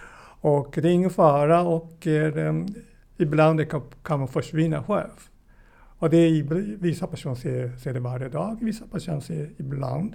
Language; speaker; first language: Swedish; non-native, fluent; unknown